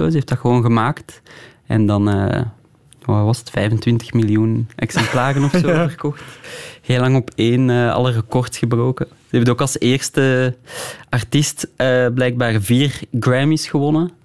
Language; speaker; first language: Dutch; native; Dutch